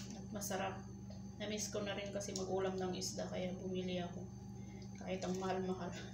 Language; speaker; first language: Filipino; non-native, local second language; Iloko